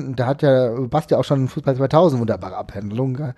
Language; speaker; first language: German; native; German